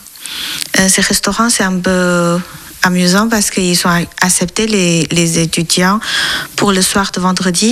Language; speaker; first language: French; non-native, learner; Chinese